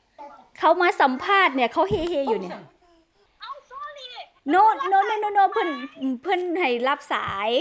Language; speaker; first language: Finnish; non-native, learner; Thai